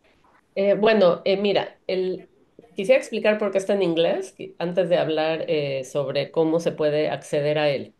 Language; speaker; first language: Spanish; native; Spanish